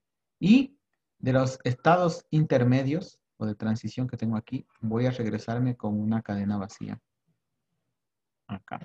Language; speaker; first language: Spanish; native; Spanish